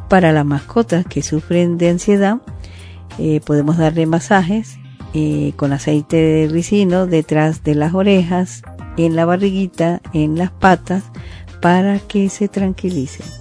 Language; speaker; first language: Spanish; native; Spanish